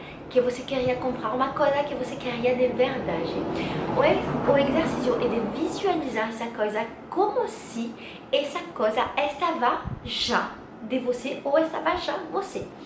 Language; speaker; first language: Portuguese; non-native, learner; French